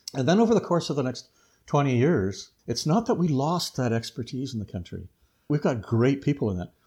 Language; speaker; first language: English; native; English